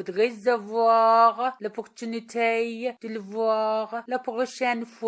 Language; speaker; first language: French; non-native, fluent; Persian